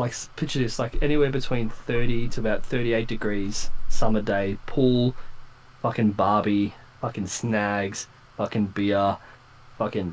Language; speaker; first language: English; native; English